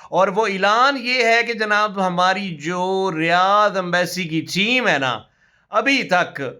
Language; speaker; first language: Urdu; non-native, local second language; Punjabi